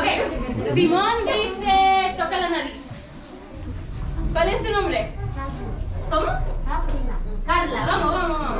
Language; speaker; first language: Spanish; non-native, fluent; English